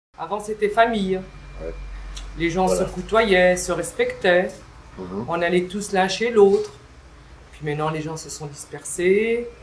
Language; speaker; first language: French; early bilingual, other home language; Arabic